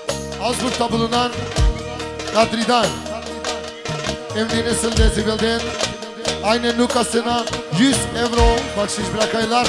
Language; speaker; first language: Turkish; non-native, local second language; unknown